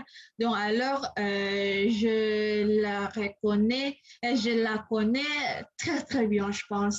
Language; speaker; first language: French; non-native, learner; English